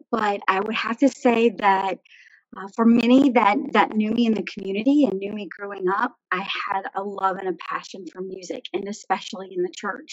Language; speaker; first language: English; native; English